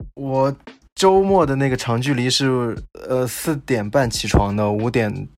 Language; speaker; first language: Chinese; non-native, local second language; Cantonese